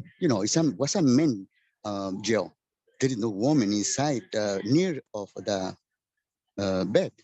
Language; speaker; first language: English; non-native, learner; Spanish